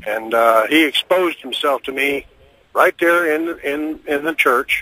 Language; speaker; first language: English; native; English